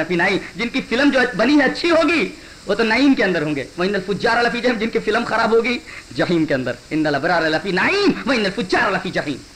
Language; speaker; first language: Urdu; native; Urdu